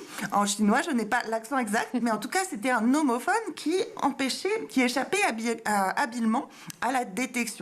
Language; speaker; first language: French; native; French